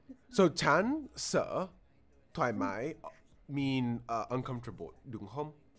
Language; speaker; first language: Vietnamese; non-native, learner; English